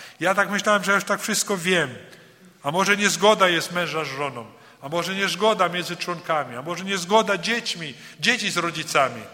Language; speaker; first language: Polish; early bilingual, heritage; Polish